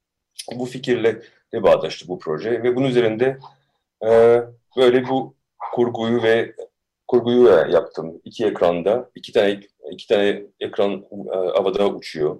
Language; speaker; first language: Turkish; early bilingual, heritage; Turkish